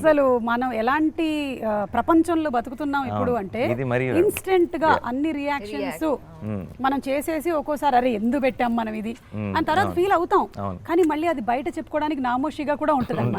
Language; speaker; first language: Telugu; native; Telugu